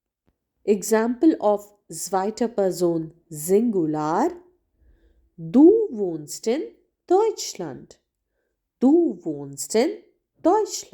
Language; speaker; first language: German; non-native, fluent; Hindi